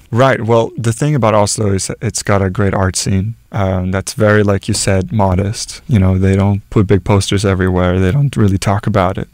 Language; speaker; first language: English; non-native, fluent; Norwegian